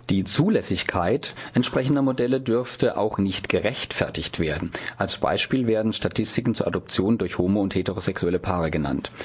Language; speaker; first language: German; native; German